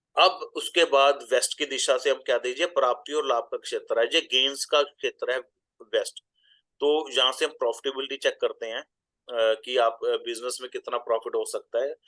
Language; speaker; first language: Hindi; non-native, local second language; Punjabi